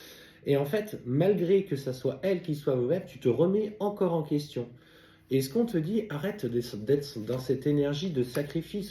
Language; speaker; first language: French; native; French